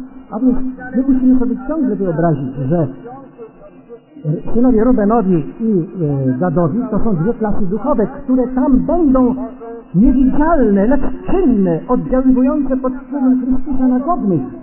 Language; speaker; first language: Polish; native; Polish